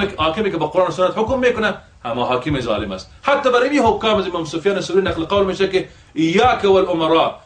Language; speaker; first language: Persian; native; Persian